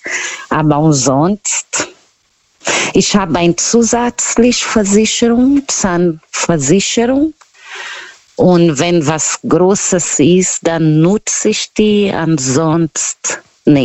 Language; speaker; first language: German; non-native, fluent; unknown